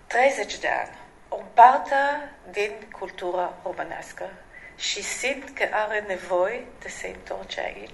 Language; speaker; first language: Romanian; non-native, learner; Hebrew